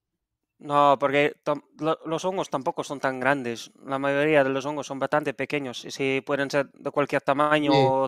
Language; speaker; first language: Spanish; non-native, fluent; Dutch